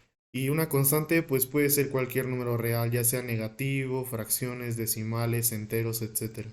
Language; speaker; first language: Spanish; native; Spanish